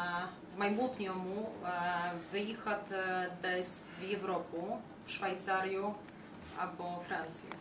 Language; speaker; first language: Ukrainian; non-native, fluent; Polish